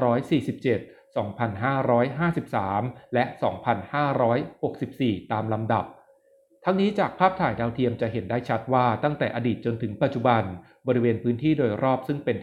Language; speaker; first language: Thai; native; Thai